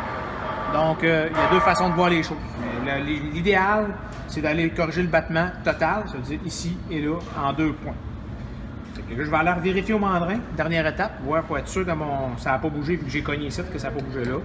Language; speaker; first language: French; native; French